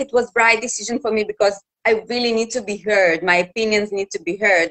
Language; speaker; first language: English; non-native, fluent; Russian